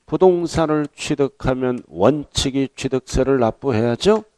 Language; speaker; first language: Korean; native; Korean